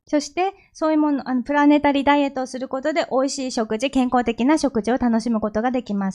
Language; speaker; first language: Japanese; non-native, fluent; Korean